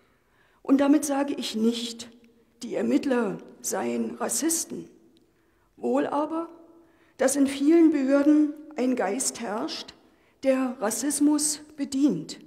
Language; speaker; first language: German; native; German